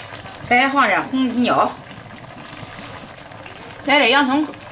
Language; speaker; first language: Chinese; native; Chinese